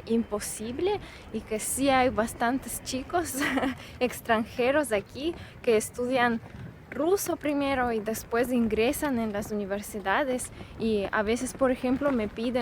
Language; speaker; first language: Spanish; non-native, fluent; Russian